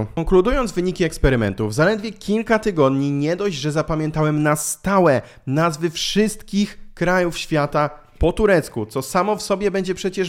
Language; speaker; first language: Polish; native; Polish